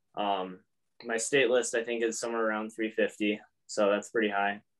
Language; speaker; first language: English; native; English